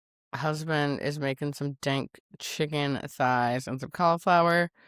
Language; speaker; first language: English; native; English